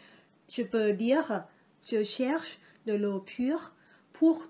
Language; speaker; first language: French; non-native, fluent; Thai